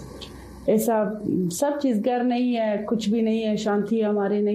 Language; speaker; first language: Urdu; non-native, learner; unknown